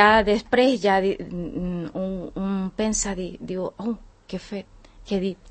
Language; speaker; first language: Catalan; non-native, learner; Spanish